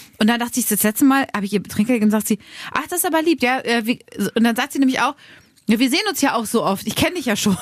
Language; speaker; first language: German; native; German